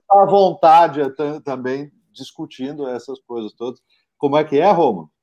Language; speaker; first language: Portuguese; native; Portuguese